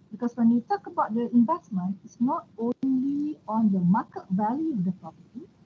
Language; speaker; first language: English; non-native, local second language; Malay